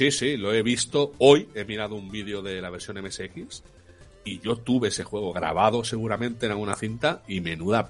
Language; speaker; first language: Spanish; native; Spanish